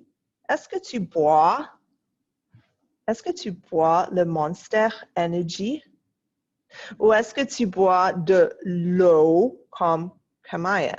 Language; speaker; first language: French; non-native, fluent; English